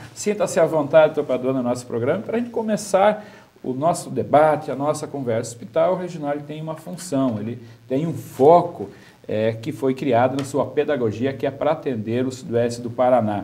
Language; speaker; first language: Portuguese; native; Portuguese